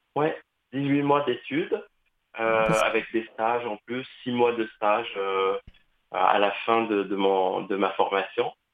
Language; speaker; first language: French; non-native, local second language; Kabyle